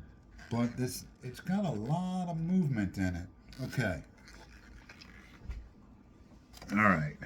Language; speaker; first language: English; native; English